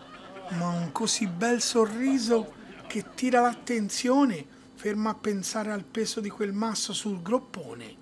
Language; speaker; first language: Italian; native; Italian